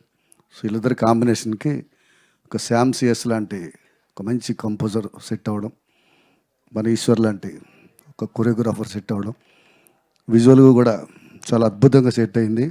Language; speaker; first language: Telugu; native; Telugu